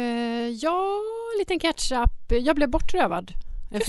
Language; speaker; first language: Swedish; native; Swedish